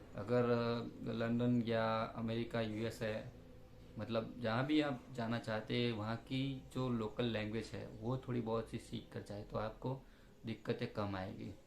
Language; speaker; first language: Hindi; non-native, local second language; Gujarati